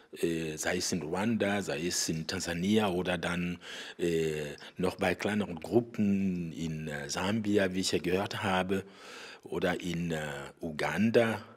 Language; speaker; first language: German; non-native, fluent; Rundi